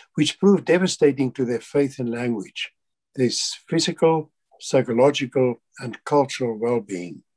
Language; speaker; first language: English; non-native, local second language; Afrikaans